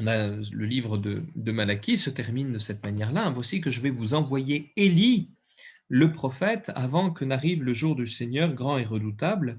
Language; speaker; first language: French; native; French